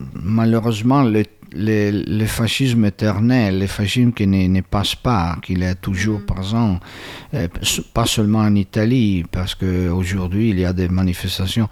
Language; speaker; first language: French; non-native, fluent; Italian